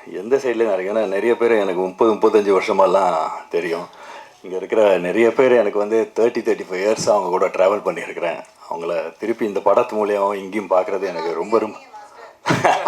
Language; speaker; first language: Tamil; non-native, local second language; Kannada